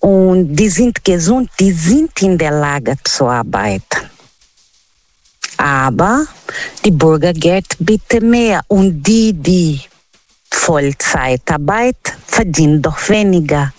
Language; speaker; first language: German; non-native, learner; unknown